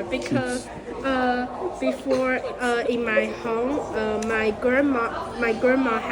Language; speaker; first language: English; non-native, fluent; Chinese